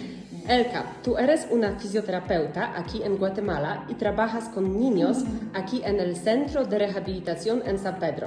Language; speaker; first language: Spanish; non-native, learner; Polish